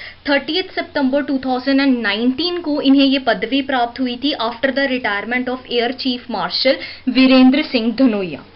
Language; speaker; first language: Hindi; native; Hindi